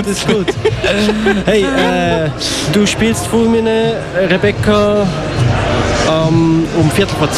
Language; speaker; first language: German; native; German